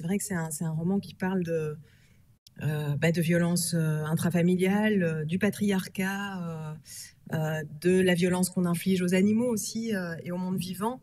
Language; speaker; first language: French; native; French